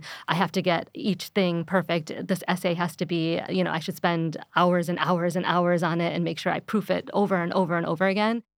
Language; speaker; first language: English; early bilingual, other home language; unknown